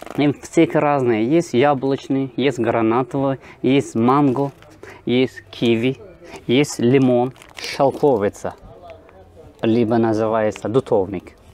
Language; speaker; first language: Russian; non-native, learner; Turkish